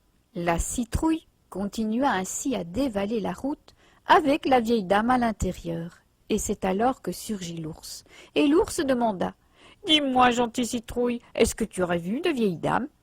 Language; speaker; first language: French; native; French